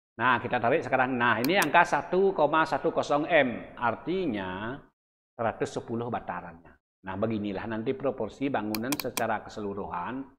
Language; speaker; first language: Indonesian; non-native, local second language; Balinese